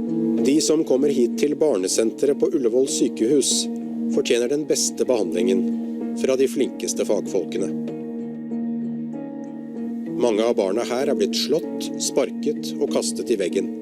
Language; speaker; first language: Norwegian; native; Norwegian